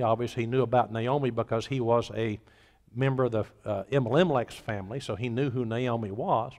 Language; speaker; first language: English; native; English